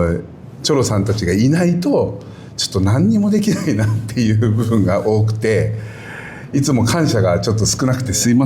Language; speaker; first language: Japanese; native; Japanese